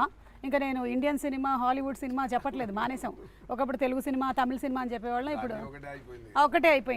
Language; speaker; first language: Telugu; native; Telugu